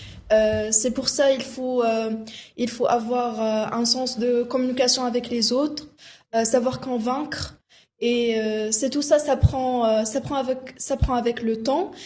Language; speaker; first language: French; non-native, local second language; Arabic